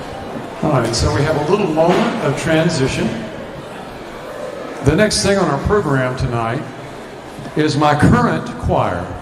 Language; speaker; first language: English; native; English